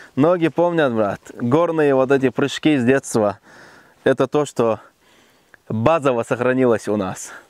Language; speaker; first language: Russian; non-native, local second language; Chechen